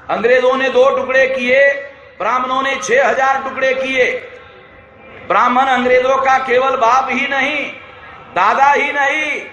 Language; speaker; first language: Hindi; non-native, local second language; Marathi